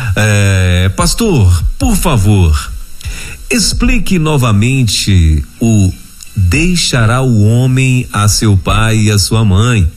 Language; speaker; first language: Portuguese; native; Portuguese